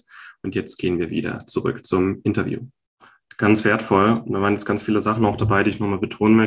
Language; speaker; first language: German; native; German